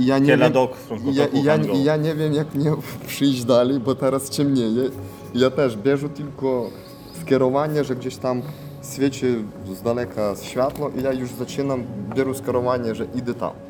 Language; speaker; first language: Polish; non-native, learner; Ukrainian